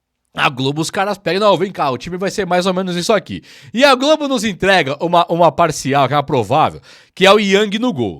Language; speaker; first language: Portuguese; native; Portuguese